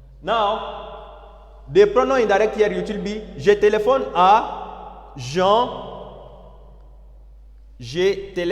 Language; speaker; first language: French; non-native, learner; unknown